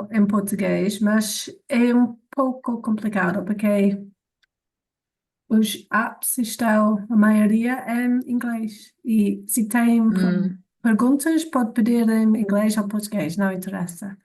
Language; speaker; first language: Portuguese; non-native, learner; English